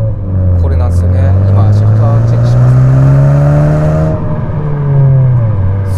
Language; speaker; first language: Japanese; native; Japanese